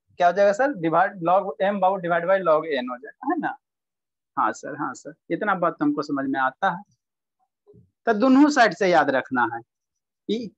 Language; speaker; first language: Hindi; native; Hindi